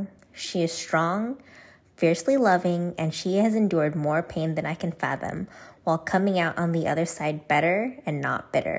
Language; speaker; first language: English; native; English